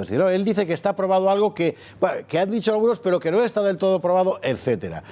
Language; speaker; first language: Spanish; native; Spanish